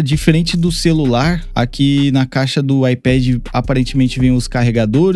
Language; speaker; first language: Portuguese; native; Portuguese